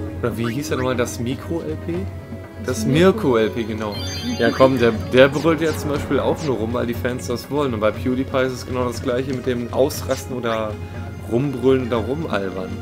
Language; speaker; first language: German; native; German